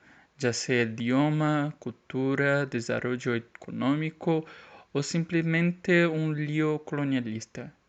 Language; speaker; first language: Spanish; non-native, learner; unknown